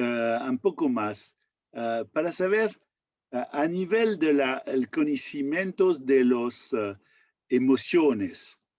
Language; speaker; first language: Spanish; non-native, learner; French